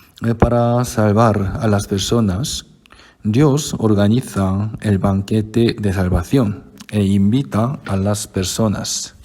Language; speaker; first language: Spanish; non-native, fluent; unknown